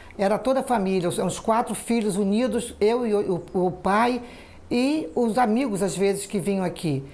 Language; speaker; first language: Portuguese; native; Portuguese